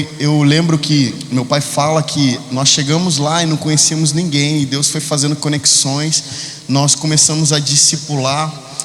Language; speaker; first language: Portuguese; early bilingual, heritage; Spanish